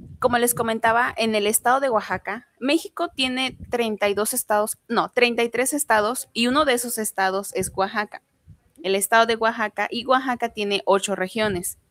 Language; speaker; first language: Spanish; non-native, local second language; Zapotec